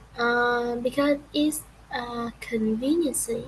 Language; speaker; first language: English; non-native, learner; Vietnamese